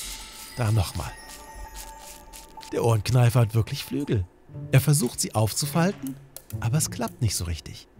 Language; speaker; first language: German; native; German